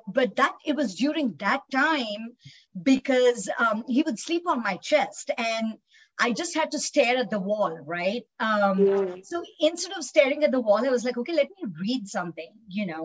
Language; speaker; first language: English; non-native, local second language; Telugu